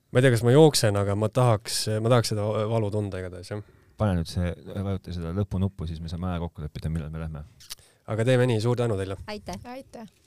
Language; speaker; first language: Estonian; non-native, local second language; Russian